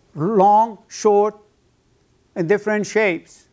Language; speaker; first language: English; non-native, fluent; Persian